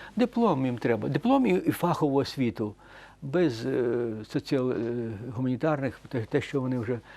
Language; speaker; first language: Ukrainian; native; Ukrainian